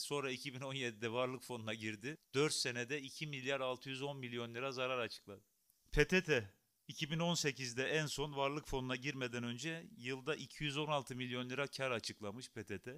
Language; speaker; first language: Turkish; native; Turkish